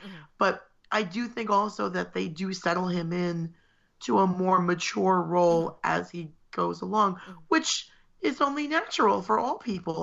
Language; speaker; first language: English; native; English